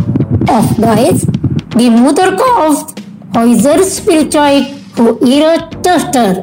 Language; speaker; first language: German; non-native, fluent; Indonesian